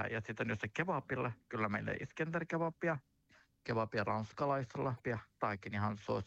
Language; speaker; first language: Finnish; non-native, learner; Turkish